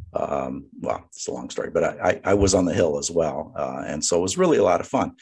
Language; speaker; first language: English; native; English